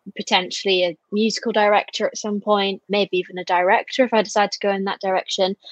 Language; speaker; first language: English; native; English